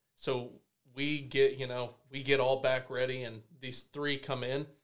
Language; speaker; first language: English; native; English